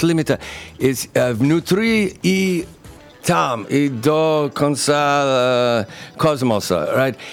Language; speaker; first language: Russian; non-native, learner; English